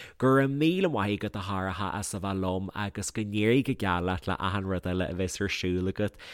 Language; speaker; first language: Irish; native; Irish